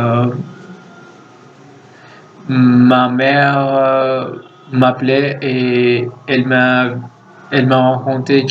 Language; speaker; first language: French; non-native, fluent; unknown